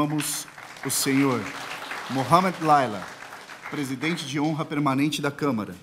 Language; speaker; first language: Portuguese; native; Portuguese